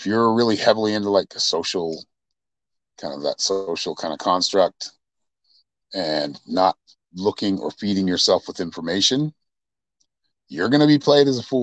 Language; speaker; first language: English; native; English